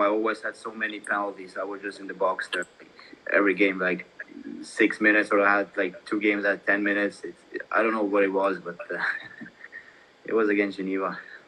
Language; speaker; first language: English; non-native, fluent; German